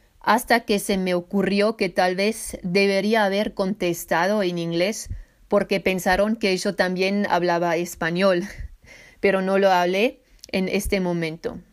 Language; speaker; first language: Spanish; non-native, fluent; Swiss German